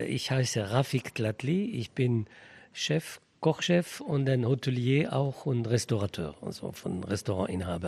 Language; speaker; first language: German; non-native, fluent; Arabic